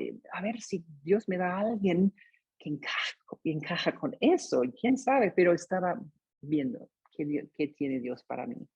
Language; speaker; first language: Spanish; non-native, fluent; English